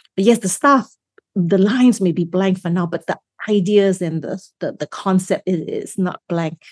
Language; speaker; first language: English; native; English